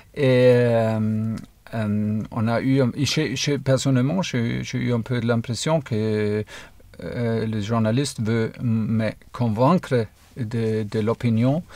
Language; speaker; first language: French; non-native, fluent; German